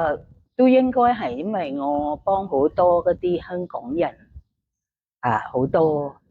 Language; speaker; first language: Cantonese; non-native, learner; Thai